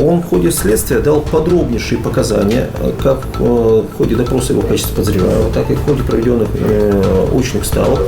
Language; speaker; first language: Russian; native; Russian